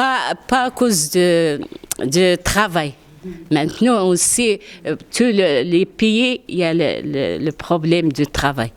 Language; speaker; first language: French; non-native, learner; Arabic